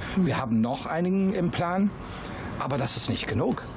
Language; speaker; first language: German; non-native, fluent; English